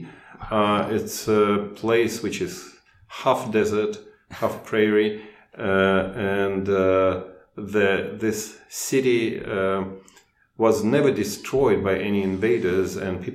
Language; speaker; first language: English; non-native, fluent; Russian